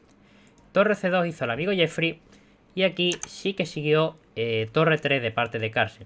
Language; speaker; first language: Spanish; native; Spanish